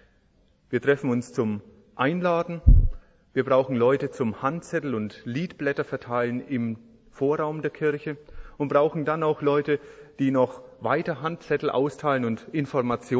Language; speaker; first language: German; native; German